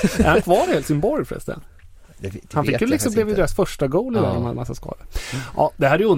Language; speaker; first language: Swedish; native; Swedish